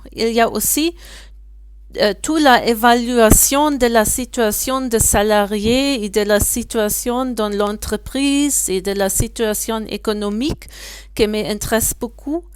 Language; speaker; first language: French; non-native, learner; German